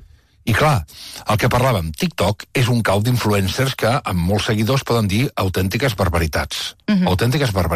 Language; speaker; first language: Catalan; native; Catalan